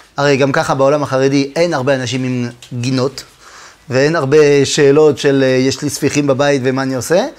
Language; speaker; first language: Hebrew; non-native, fluent; French